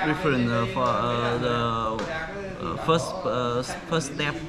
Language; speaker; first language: English; non-native, learner; Vietnamese